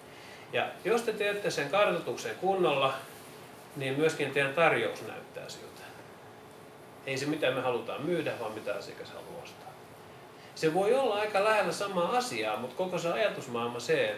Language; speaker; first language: Finnish; native; Finnish